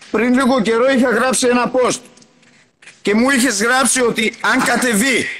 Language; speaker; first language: Greek; early bilingual, other home language; Albanian